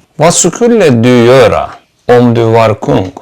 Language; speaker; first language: Swedish; non-native, fluent; Turkish